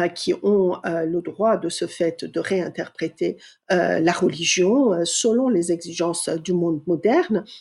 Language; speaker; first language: French; non-native, fluent; Persian